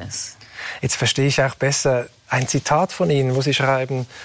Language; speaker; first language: German; native; German